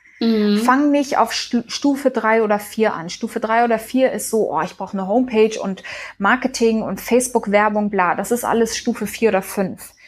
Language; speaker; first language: German; early bilingual, heritage; German